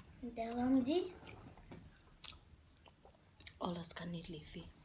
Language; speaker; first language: Dutch; non-native, learner; Thai